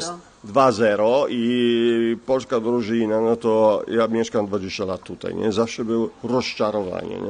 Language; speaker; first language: Polish; non-native, fluent; Italian